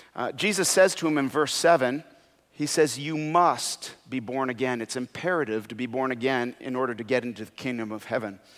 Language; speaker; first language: English; native; English